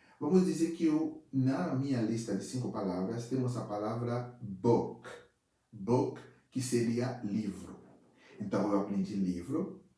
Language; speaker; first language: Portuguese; non-native, fluent; Haitian Creole